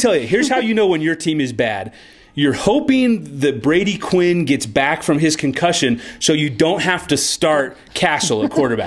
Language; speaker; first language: English; native; English